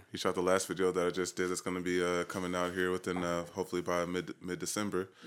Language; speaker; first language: English; native; English